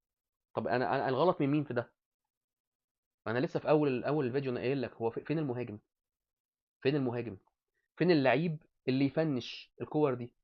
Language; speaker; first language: Arabic; native; Arabic